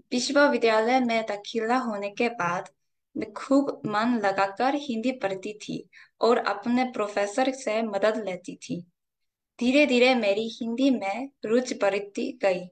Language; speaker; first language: Hindi; non-native, fluent; Korean